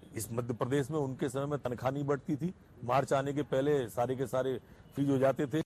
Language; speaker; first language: Hindi; native; Hindi